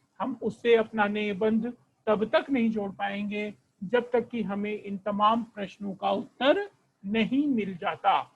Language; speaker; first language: Hindi; non-native, local second language; Marathi